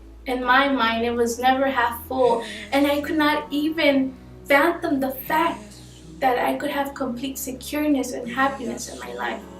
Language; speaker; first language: English; early bilingual, other home language; Spanish